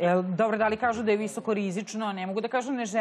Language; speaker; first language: Serbian; native; Serbian